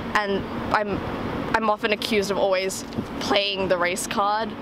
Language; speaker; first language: English; native; English